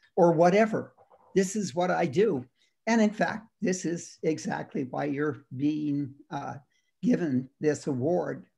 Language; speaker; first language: English; native; English